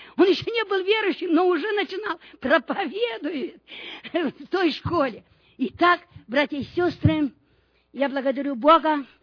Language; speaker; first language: Russian; non-native, local second language; Romanian